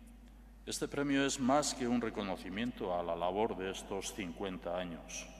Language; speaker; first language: Spanish; native; Spanish